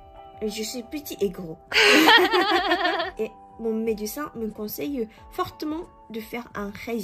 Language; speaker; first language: French; non-native, learner; Japanese